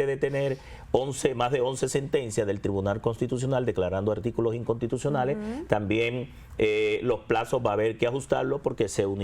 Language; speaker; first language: Spanish; native; Spanish